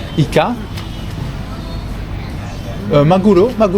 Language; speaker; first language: Japanese; non-native, learner; French